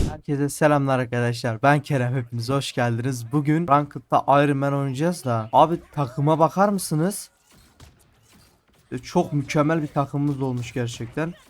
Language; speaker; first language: Turkish; native; Turkish